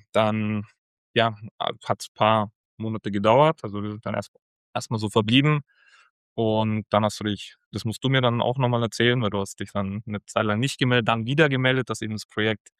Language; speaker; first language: German; native; German